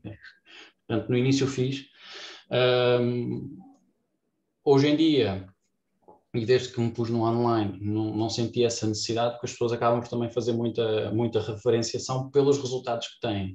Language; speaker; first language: Portuguese; native; Portuguese